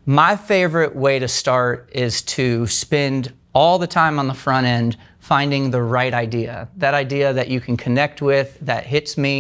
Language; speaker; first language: English; native; English